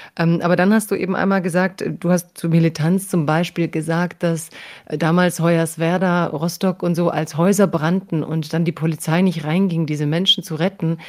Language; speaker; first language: German; early bilingual, other home language; Croatian